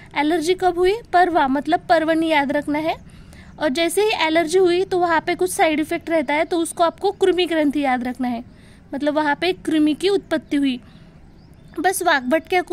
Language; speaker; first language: Hindi; non-native, local second language; Marathi